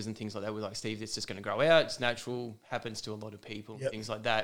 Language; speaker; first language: English; native; English